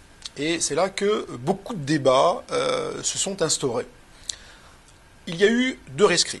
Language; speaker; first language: French; native; French